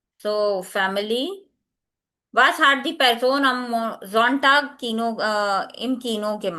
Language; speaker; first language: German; non-native, fluent; Hindi